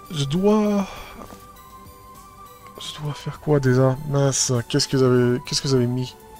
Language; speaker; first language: French; native; French